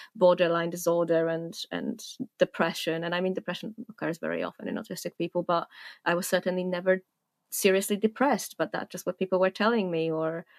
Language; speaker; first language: English; non-native, fluent; Polish